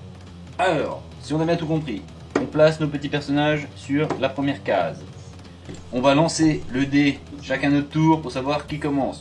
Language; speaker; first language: French; native; French